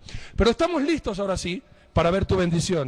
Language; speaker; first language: Spanish; native; Spanish